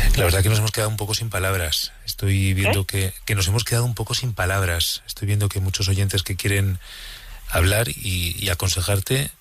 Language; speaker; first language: Spanish; native; Spanish